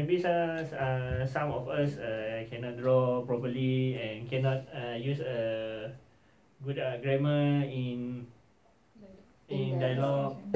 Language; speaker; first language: English; non-native, learner; Malay